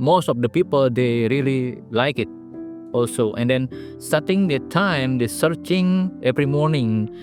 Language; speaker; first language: English; non-native, learner; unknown